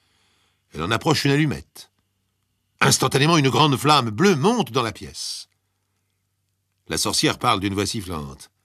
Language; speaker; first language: French; native; French